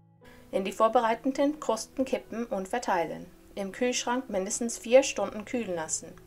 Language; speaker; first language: German; non-native, fluent; English